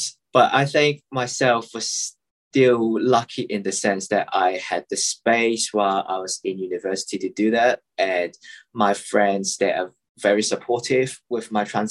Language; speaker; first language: English; non-native, local second language; Cantonese